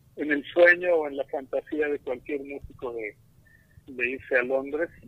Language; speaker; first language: Spanish; native; Spanish